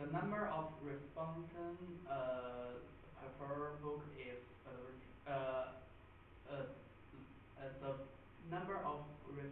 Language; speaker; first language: English; non-native, learner; Chinese